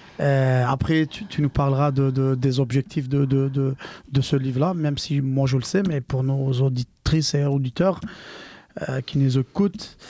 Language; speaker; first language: French; non-native, local second language; Arabic